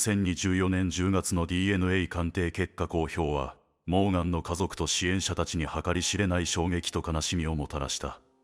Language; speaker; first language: Japanese; native; Japanese